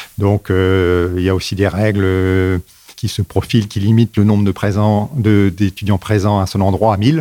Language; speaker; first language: French; native; French